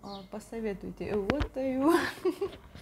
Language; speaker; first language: English; non-native, learner; Russian